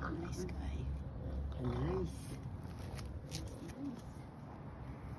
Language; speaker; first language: Filipino; non-native, local second language; Hiligaynon